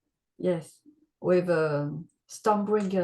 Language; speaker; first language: English; non-native, learner; French